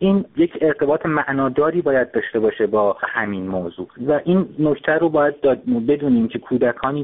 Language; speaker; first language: Persian; native; Persian